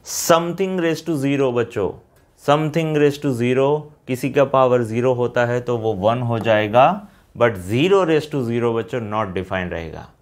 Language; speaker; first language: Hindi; non-native, local second language; Gujarati